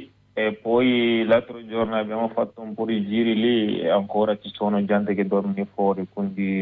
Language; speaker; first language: Italian; non-native, learner; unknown